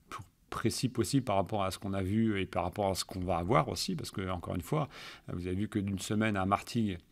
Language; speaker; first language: French; native; French